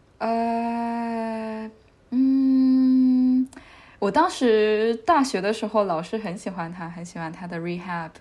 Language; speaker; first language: Chinese; native; Chinese